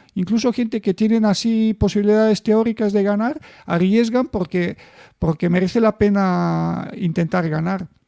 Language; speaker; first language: Spanish; non-native, fluent; Bulgarian